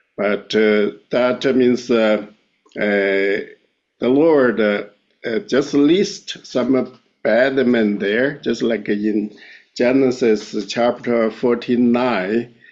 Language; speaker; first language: English; non-native, fluent; Chinese